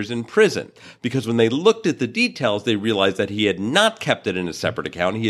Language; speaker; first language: English; native; English